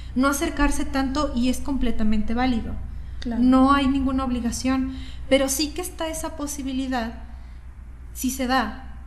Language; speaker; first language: Spanish; native; Spanish